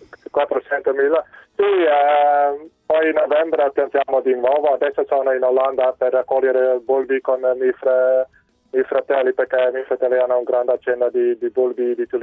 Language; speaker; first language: Italian; non-native, learner; Dutch